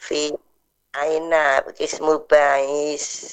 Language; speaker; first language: Arabic; non-native, learner; Indonesian